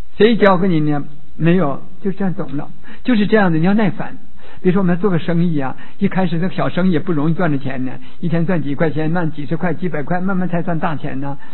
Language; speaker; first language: Chinese; native; Chinese